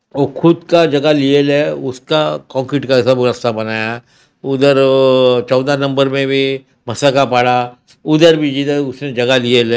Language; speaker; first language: Hindi; non-native, local second language; Marathi